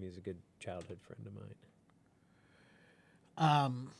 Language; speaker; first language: English; native; English